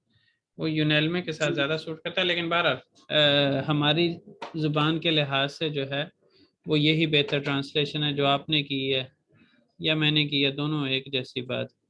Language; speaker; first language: Hindi; native; Hindi